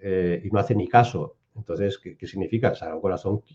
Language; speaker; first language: Spanish; native; Spanish